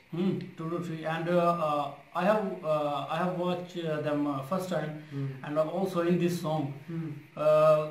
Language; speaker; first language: English; non-native, local second language; Urdu